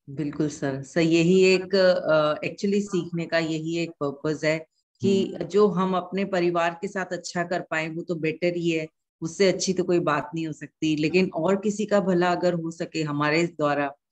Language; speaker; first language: Hindi; native; Hindi